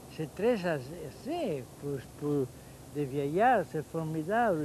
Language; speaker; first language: French; non-native, fluent; Spanish